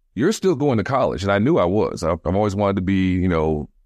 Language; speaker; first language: English; native; English